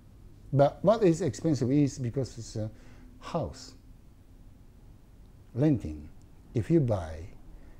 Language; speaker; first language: English; non-native, learner; Japanese